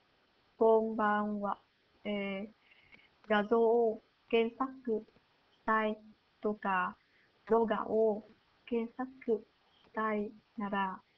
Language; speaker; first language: Japanese; non-native, learner; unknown